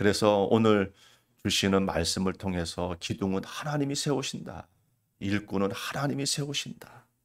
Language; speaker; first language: Korean; native; Korean